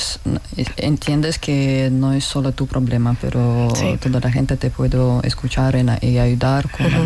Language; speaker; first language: Spanish; non-native, learner; Russian